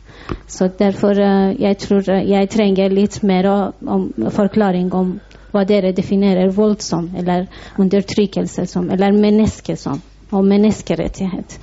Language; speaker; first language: Norwegian; non-native, fluent; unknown